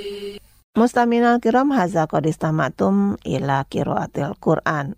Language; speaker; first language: Arabic; non-native, fluent; Indonesian